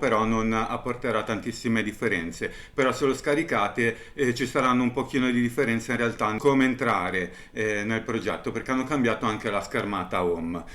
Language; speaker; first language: Italian; native; Italian